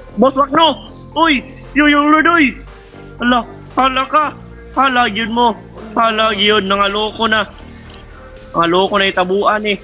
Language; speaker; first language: Filipino; non-native, local second language; Cebuano